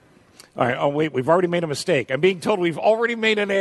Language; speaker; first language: English; native; English